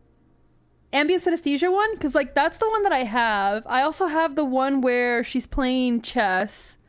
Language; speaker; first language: English; native; English